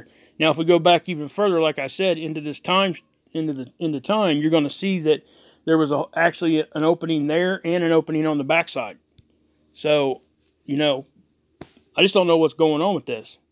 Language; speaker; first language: English; native; English